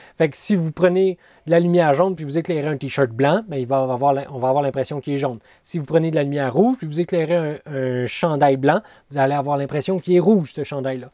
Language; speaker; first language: French; native; French